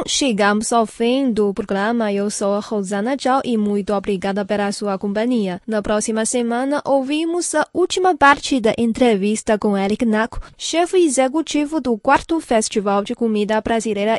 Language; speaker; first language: Portuguese; non-native, fluent; Chinese